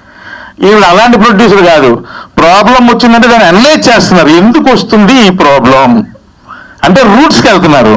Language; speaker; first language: Telugu; native; Telugu